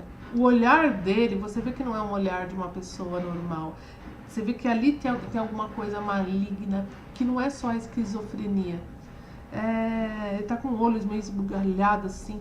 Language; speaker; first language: Portuguese; native; Portuguese